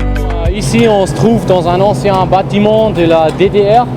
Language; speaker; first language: French; non-native, fluent; German